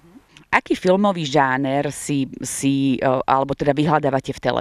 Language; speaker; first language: Slovak; native; Slovak